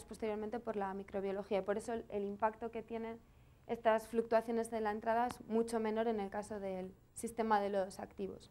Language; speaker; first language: Spanish; native; Spanish